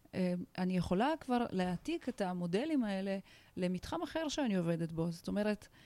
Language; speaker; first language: Hebrew; non-native, fluent; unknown